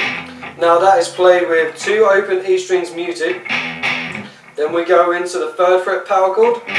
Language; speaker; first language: English; native; English